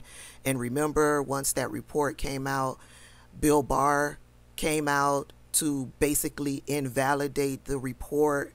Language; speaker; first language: English; native; English